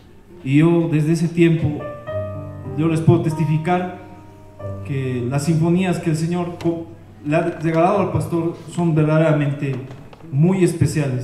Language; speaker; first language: Spanish; native; Spanish